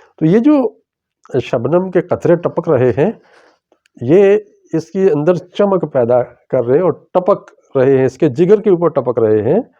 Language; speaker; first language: Urdu; non-native, local second language; Punjabi